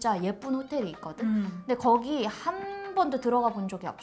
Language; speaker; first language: Korean; native; Korean